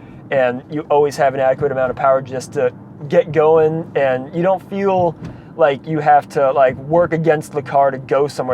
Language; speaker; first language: English; native; English